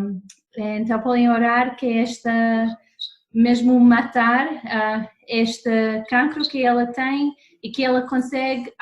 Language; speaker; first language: Portuguese; non-native, fluent; English